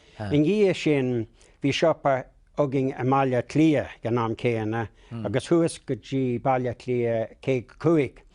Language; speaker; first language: Irish; non-native, local second language; English